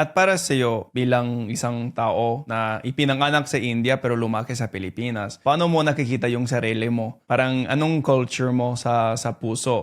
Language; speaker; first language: Filipino; non-native, fluent; English